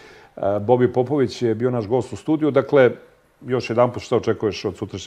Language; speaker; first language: Serbian; native; Serbian